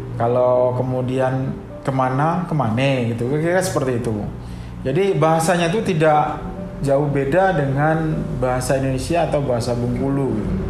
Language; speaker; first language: Indonesian; non-native, local second language; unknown